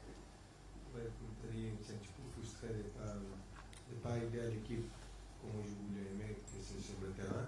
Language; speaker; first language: French; non-native, fluent; Spanish